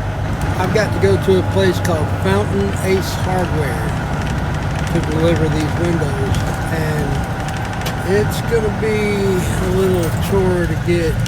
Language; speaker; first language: English; native; English